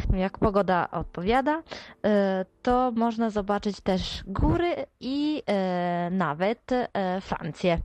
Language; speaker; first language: Polish; early bilingual, other home language; Italian